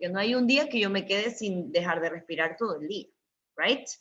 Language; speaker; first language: Spanish; native; Spanish